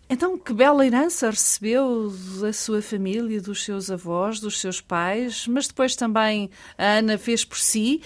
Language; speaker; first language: Portuguese; native; Portuguese